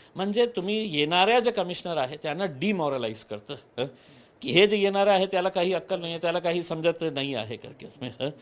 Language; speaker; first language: Marathi; non-native, local second language; Urdu